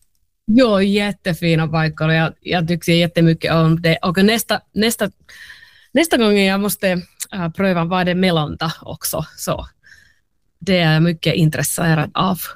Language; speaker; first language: Swedish; non-native, learner; Finnish